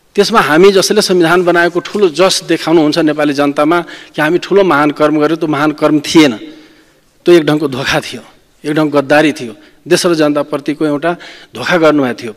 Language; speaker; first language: Nepali; non-native, local second language; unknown